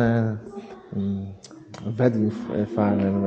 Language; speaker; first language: German; non-native, learner; Polish